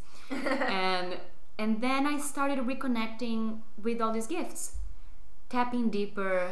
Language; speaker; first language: English; non-native, fluent; Portuguese